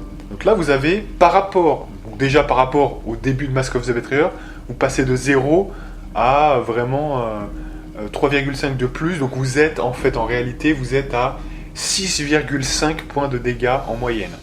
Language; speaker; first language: French; native; French